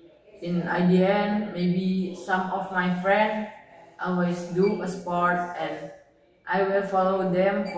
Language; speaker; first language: English; non-native, learner; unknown